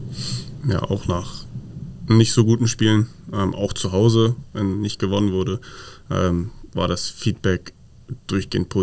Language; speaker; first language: German; native; German